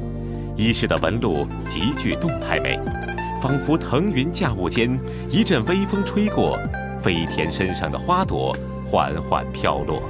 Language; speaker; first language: Chinese; native; Chinese